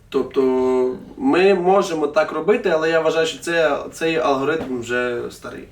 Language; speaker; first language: Ukrainian; non-native, local second language; Russian